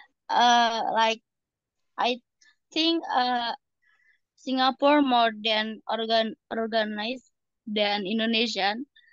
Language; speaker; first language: English; non-native, learner; Indonesian